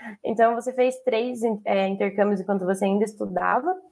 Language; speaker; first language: Portuguese; native; Portuguese